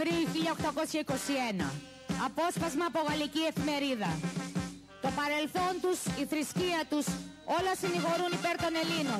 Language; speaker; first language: Greek; native; Greek